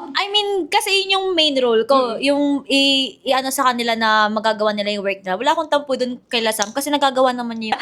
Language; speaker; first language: Filipino; native; Filipino